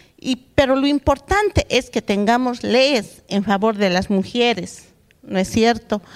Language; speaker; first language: Spanish; non-native, local second language; Aymara